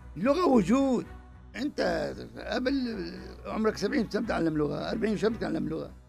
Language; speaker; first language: Arabic; native; Arabic